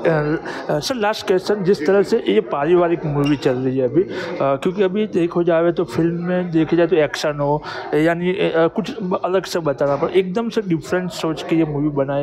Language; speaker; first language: Hindi; non-native, local second language; Gujarati